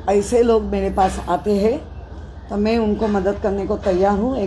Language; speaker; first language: Hindi; non-native, local second language; Marathi